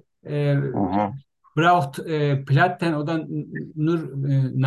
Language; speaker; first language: German; non-native, learner; Turkish